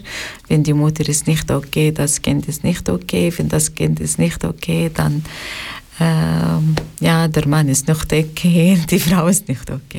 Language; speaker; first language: German; non-native, learner; Arabic